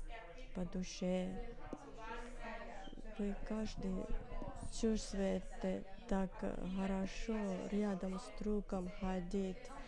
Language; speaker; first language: Russian; non-native, learner; Finnish